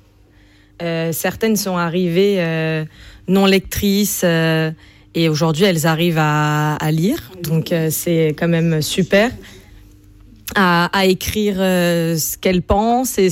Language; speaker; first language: French; native; French